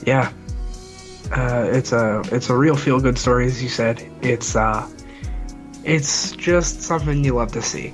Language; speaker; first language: English; native; English